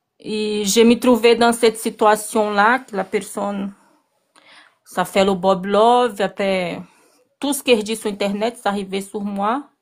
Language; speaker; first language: French; non-native, learner; Portuguese